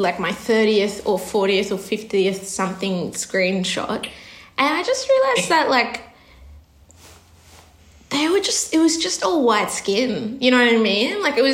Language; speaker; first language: English; native; English